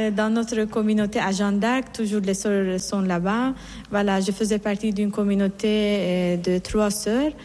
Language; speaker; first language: French; non-native, fluent; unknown